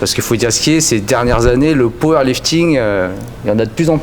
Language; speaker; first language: French; native; French